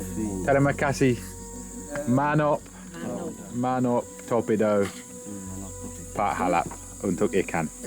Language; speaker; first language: Indonesian; non-native, learner; English